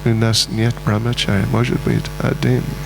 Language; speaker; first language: Russian; non-native, learner; English